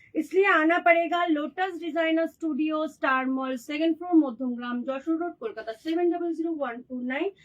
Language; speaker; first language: Hindi; non-native, local second language; Bangla